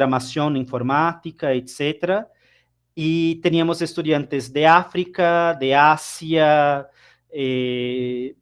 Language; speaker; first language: Spanish; non-native, fluent; Portuguese